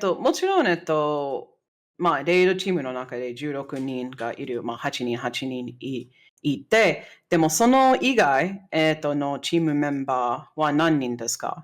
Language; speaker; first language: Japanese; non-native, fluent; English